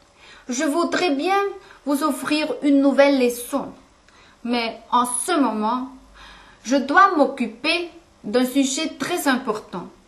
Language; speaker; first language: French; non-native, fluent; German